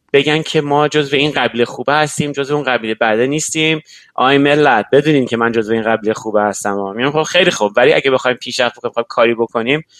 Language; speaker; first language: Persian; native; Persian